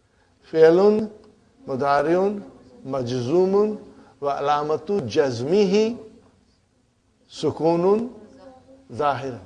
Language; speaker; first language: Arabic; non-native, fluent; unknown